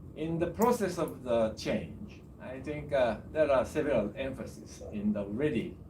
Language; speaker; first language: English; non-native, fluent; Japanese